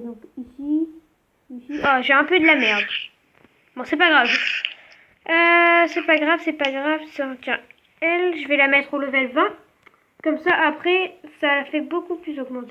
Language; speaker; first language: French; native; French